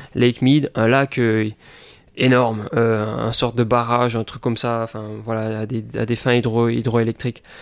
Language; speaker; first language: French; native; French